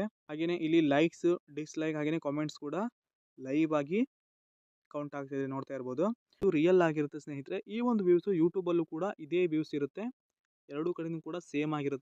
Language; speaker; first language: Kannada; native; Kannada